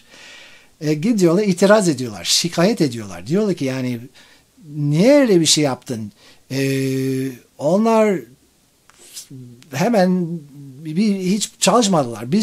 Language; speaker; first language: Turkish; non-native, fluent; English